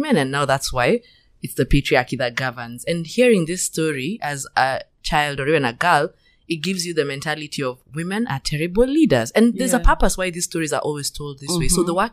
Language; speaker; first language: English; non-native, local second language; Kikuyu